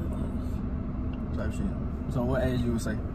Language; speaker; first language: English; native; English